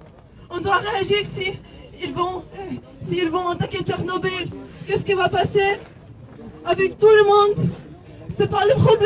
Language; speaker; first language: French; non-native, learner; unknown